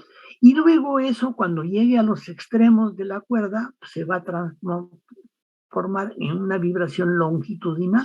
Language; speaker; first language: Spanish; native; Spanish